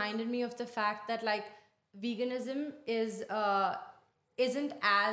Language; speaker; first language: English; non-native, local second language; Hindi